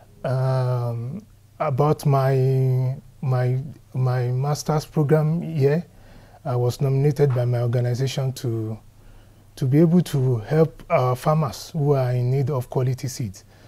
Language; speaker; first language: English; non-native, local second language; Yoruba